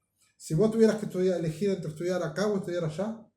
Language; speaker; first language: Spanish; native; Spanish